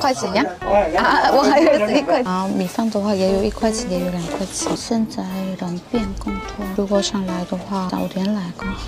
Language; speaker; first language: Chinese; non-native, fluent; Korean